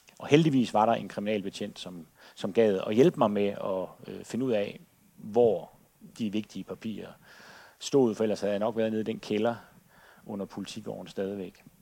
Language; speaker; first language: Danish; native; Danish